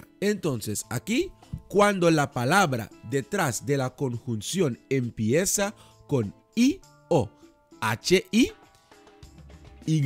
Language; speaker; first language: Spanish; non-native, fluent; Dutch